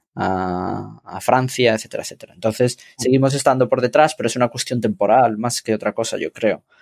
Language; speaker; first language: Spanish; native; Spanish